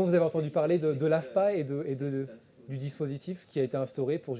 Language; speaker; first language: French; native; French